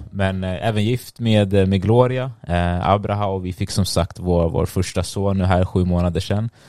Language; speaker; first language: Swedish; early bilingual, other home language; Tigrinya